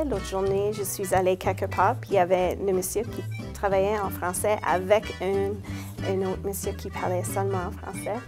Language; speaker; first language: French; non-native, local second language; English